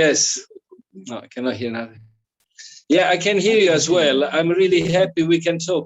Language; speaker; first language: English; non-native, fluent; Italian